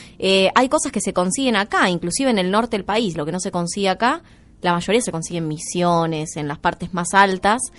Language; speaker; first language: Spanish; native; Spanish